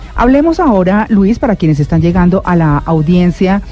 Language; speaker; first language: Spanish; native; Spanish